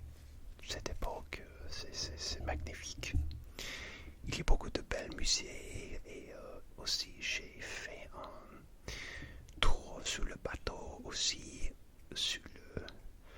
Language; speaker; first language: French; non-native, learner; English